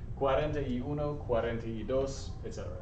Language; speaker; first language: Spanish; non-native, fluent; English